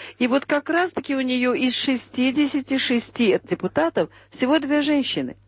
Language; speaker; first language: Russian; native; Russian